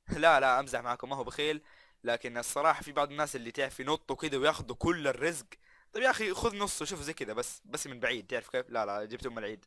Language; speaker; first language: Arabic; native; Arabic